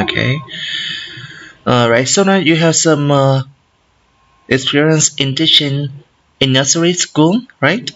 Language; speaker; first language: English; non-native, learner; Vietnamese